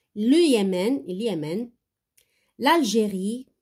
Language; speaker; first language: French; non-native, local second language; Arabic